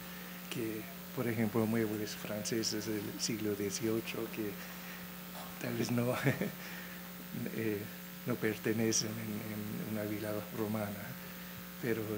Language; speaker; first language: Spanish; non-native, fluent; English